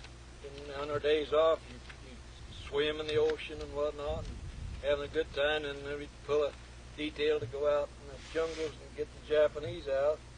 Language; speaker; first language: English; native; English